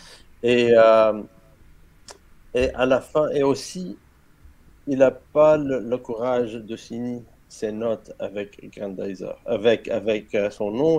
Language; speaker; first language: French; non-native, learner; Arabic